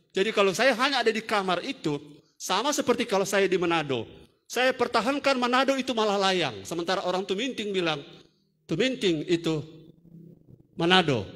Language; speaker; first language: Indonesian; native; Indonesian